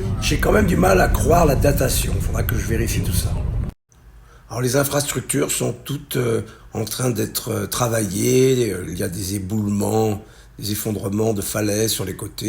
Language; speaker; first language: French; native; French